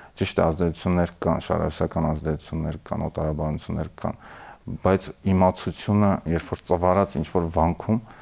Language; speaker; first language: Armenian; native; Armenian